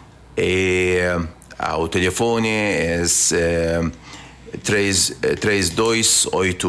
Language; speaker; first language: Portuguese; non-native, learner; Arabic